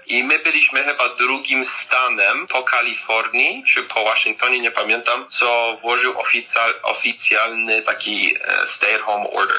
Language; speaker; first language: Polish; early bilingual, heritage; Polish